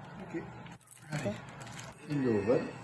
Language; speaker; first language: English; non-native, fluent; French